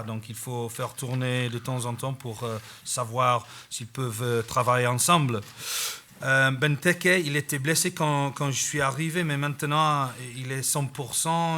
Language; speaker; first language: French; non-native, fluent; English